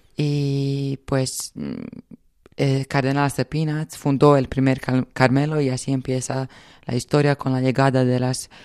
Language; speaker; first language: Spanish; non-native, fluent; Croatian